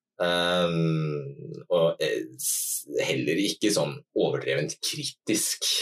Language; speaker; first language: Norwegian; native; Norwegian